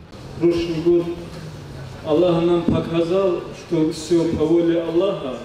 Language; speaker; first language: Russian; non-native, local second language; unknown